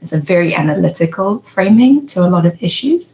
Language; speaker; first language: English; native; English